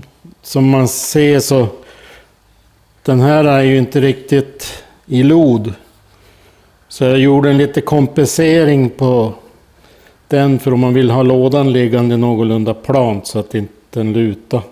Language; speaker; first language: Swedish; native; Swedish